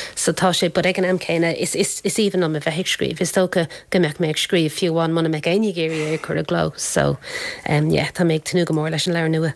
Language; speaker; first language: Irish; non-native, local second language; English